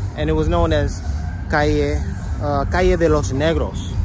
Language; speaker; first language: English; native; English